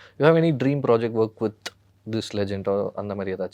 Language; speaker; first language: Tamil; native; Tamil